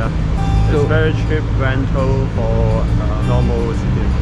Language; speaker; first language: English; non-native, learner; Cantonese